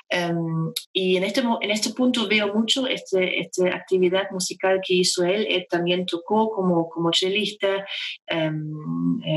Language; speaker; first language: Spanish; non-native, fluent; German